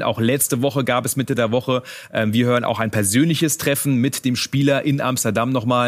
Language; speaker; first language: German; native; German